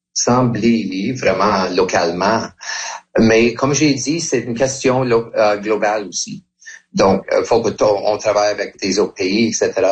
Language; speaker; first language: French; non-native, local second language; English